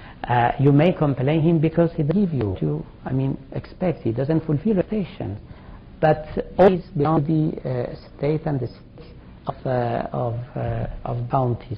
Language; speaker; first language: English; non-native, fluent; Persian